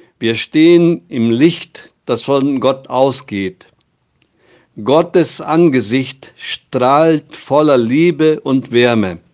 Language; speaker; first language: German; non-native, fluent; Portuguese